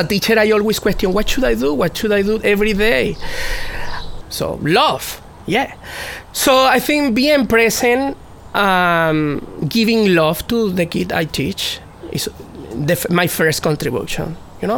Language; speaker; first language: English; non-native, fluent; Spanish